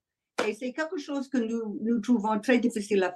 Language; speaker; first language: French; non-native, learner; English